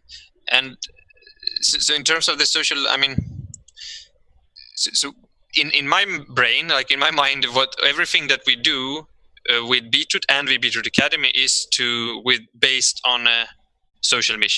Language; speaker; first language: English; non-native, fluent; Swedish